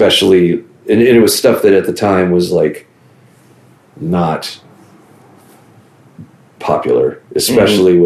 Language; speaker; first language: English; native; English